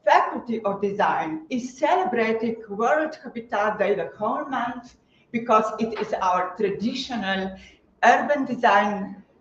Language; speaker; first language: English; non-native, fluent; Slovenian